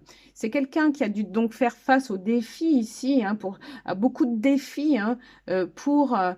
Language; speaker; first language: French; native; French